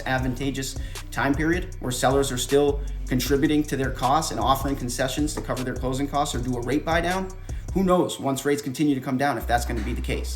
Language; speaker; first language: English; native; English